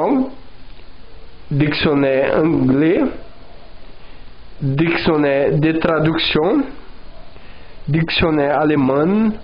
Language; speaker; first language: French; non-native, learner; Portuguese